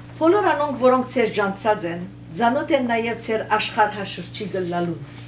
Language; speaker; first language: Armenian; early bilingual, heritage; Armenian